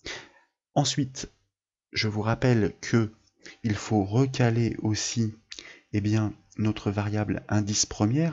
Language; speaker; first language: French; native; French